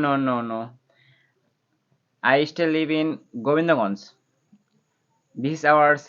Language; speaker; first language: English; non-native, learner; Bangla